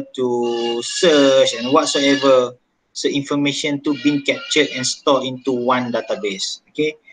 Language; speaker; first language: English; non-native, local second language; Malay